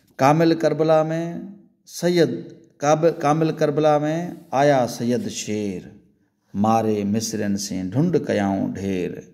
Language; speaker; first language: Urdu; non-native, local second language; Sindhi